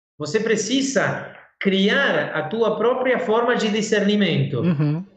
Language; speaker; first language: Portuguese; non-native, fluent; Spanish